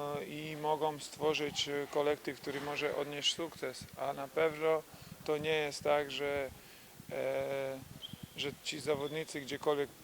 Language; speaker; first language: Polish; non-native, fluent; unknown